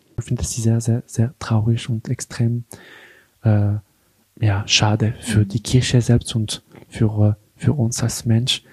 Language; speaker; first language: German; non-native, local second language; French